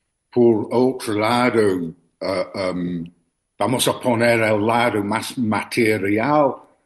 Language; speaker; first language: Spanish; non-native, learner; English